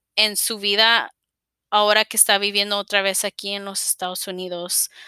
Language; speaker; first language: Spanish; early bilingual, heritage; Spanish